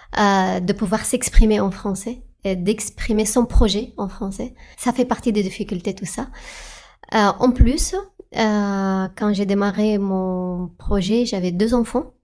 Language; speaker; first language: French; non-native, fluent; Arabic